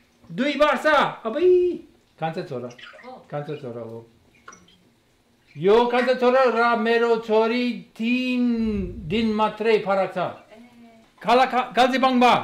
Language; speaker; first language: Nepali; non-native, learner; English